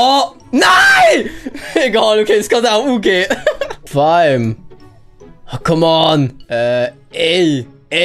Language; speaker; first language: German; native; German